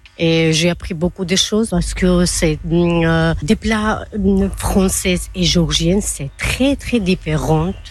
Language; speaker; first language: French; non-native, learner; Georgian